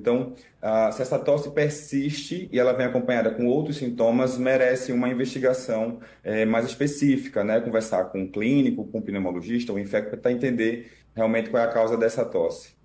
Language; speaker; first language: Portuguese; native; Portuguese